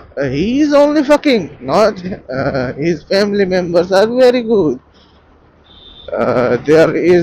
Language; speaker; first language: English; non-native, local second language; Bangla